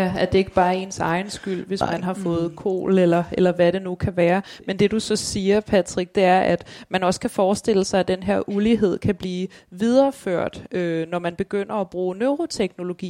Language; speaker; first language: Danish; native; Danish